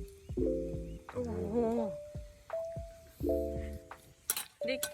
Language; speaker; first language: Japanese; native; Japanese